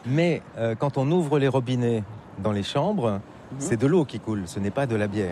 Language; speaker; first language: French; native; French